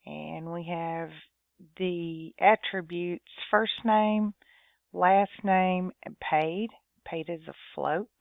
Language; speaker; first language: English; native; English